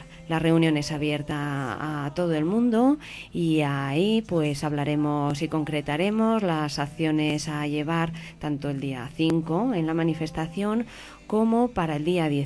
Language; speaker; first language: Spanish; native; Spanish